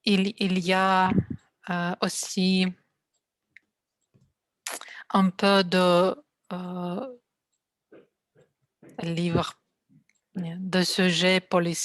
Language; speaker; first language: French; non-native, learner; Russian